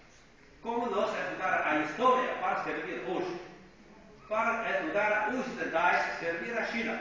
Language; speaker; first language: Portuguese; non-native, fluent; Chinese